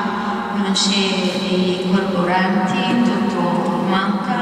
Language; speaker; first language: Italian; non-native, fluent; Arabic